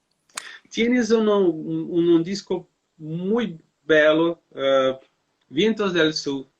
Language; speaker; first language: Spanish; non-native, learner; Portuguese